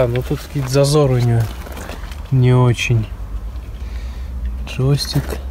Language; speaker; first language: Russian; native; Russian